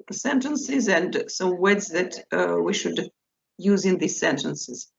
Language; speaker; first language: English; non-native, fluent; Russian